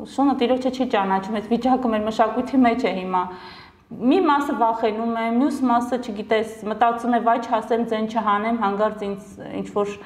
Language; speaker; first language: Armenian; native; Armenian